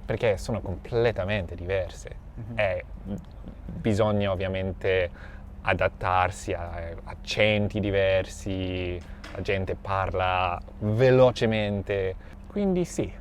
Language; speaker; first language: Italian; non-native, fluent; English